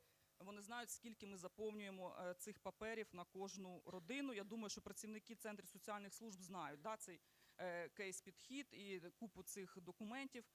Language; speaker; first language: Ukrainian; native; Ukrainian